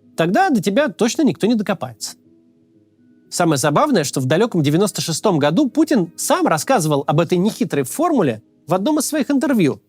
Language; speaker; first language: Russian; native; Russian